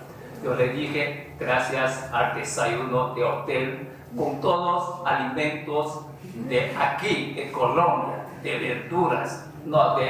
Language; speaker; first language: Spanish; non-native, fluent; Chinese